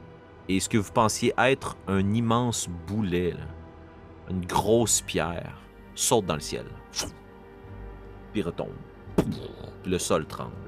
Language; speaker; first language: French; native; French